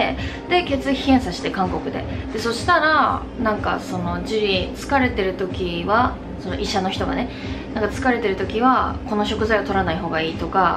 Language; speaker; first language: Japanese; native; Japanese